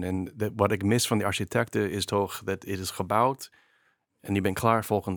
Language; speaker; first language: Dutch; non-native, fluent; English